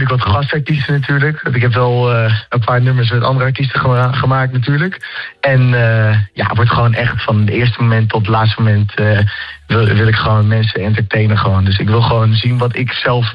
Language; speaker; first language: Dutch; native; Dutch